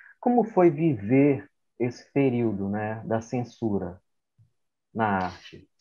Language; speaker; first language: Portuguese; native; Portuguese